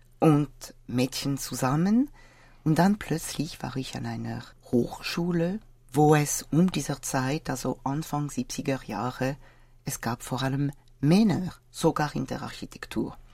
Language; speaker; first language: German; non-native, fluent; French